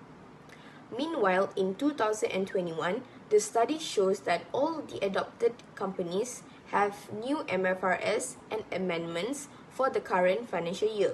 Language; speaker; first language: English; non-native, local second language; Malay